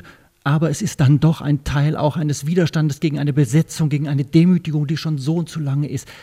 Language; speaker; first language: German; native; German